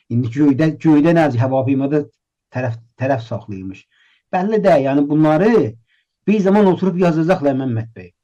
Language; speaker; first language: Azerbaijani; native; Azerbaijani